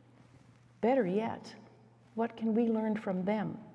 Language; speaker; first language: English; native; English